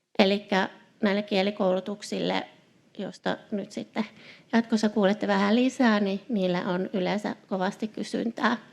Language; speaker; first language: Finnish; native; Finnish